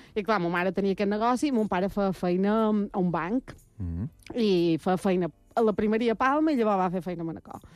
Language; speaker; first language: Catalan; native; Catalan